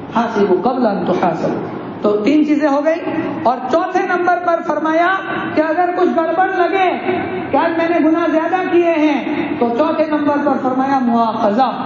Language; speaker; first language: Urdu; non-native, local second language; Gujarati